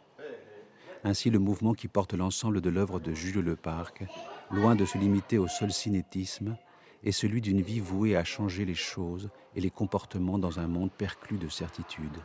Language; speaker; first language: French; native; French